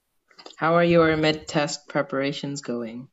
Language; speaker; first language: English; non-native, fluent; Indonesian